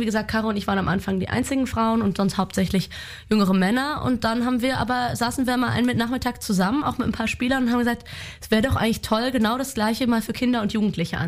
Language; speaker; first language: German; native; German